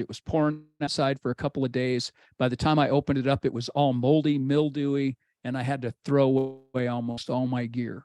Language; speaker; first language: English; native; English